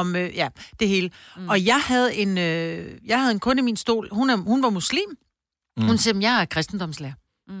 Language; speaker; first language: Danish; native; Danish